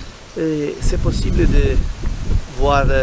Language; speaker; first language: French; non-native, learner; Italian